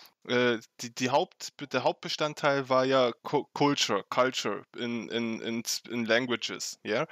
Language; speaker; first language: English; non-native, fluent; German